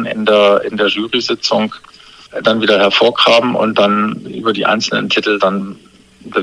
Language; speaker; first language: German; native; German